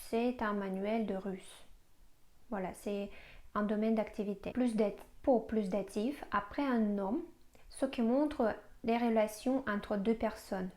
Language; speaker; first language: French; non-native, fluent; Russian